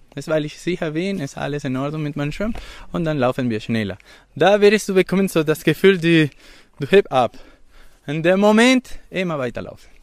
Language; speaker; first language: German; non-native, learner; Spanish